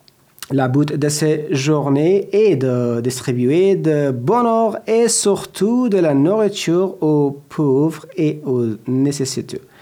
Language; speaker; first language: French; non-native, learner; Persian